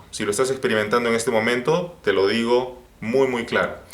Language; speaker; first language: Spanish; native; Spanish